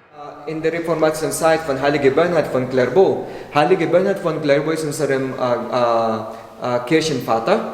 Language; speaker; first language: German; non-native, learner; Filipino